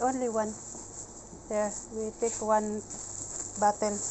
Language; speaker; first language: English; non-native, local second language; Filipino